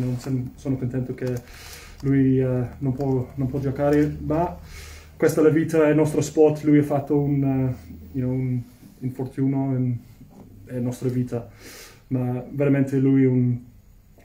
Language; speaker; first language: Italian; non-native, learner; English